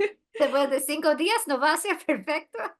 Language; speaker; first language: Spanish; non-native, fluent; English